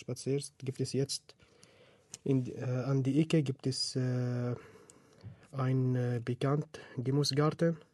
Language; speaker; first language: German; non-native, learner; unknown